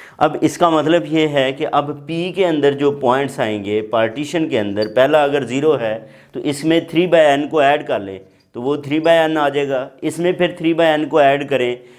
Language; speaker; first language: Urdu; non-native, local second language; Punjabi